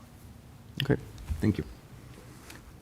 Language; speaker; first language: English; native; English